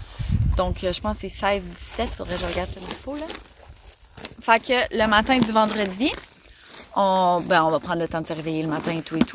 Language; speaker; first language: French; native; French